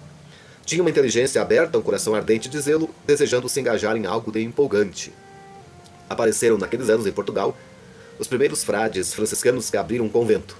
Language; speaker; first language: Portuguese; native; Portuguese